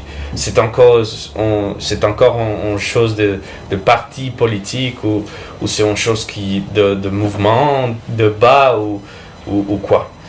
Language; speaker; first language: French; non-native, fluent; Spanish